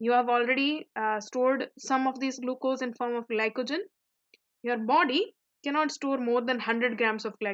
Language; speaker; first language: English; non-native, local second language; Hindi